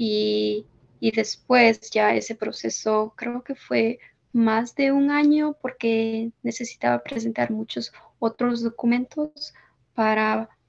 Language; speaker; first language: Spanish; early bilingual, heritage; Spanish